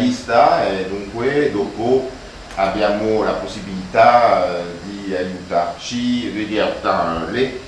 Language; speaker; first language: Italian; non-native, fluent; French